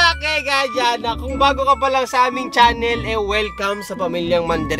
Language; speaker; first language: Filipino; native; Filipino